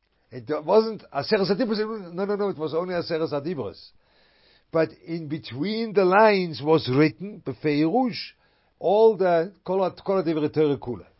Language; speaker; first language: English; non-native, fluent; German